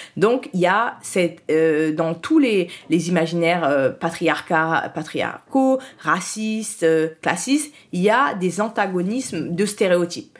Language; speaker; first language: French; early bilingual, other home language; Haitian Creole